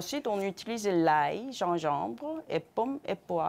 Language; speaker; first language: French; non-native, fluent; Korean